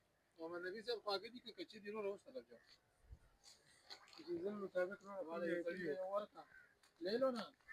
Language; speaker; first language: Hindi; non-native, local second language; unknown